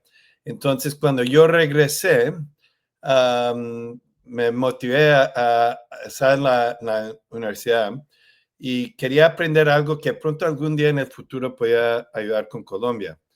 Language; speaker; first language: Spanish; early bilingual, heritage; Spanish